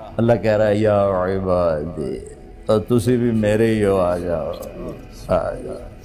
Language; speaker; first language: Urdu; non-native, local second language; Punjabi